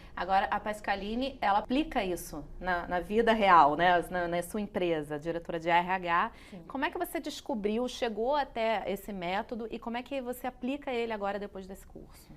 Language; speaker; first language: Portuguese; native; Portuguese